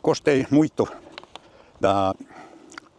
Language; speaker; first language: Portuguese; non-native, learner; Finnish